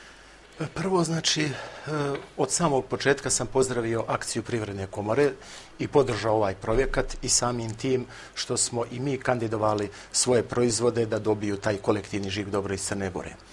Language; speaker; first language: Croatian; native; Croatian